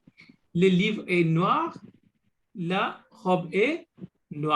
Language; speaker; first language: French; non-native, fluent; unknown